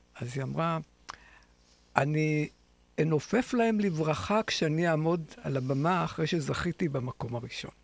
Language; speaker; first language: Hebrew; native; Hebrew